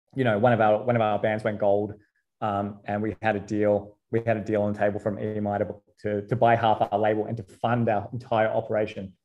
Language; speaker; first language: English; native; English